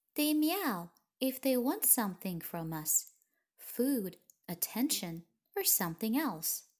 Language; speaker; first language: English; non-native, fluent; Russian